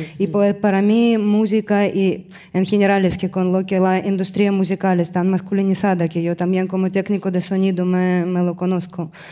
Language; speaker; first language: Spanish; non-native, fluent; Russian